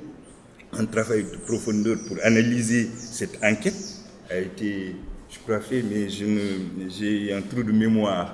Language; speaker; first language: French; non-native, local second language; Wolof